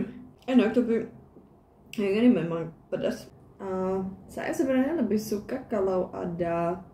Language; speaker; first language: Indonesian; non-native, fluent; Czech